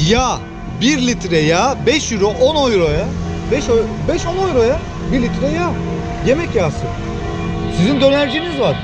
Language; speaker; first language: Turkish; early bilingual, heritage; Turkish